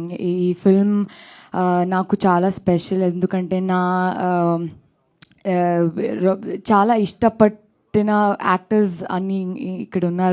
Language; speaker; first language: Telugu; non-native, learner; Kannada